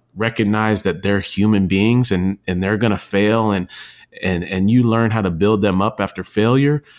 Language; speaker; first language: English; native; English